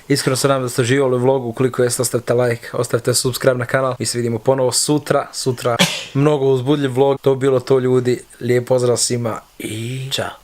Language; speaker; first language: Bosnian; native; Bosnian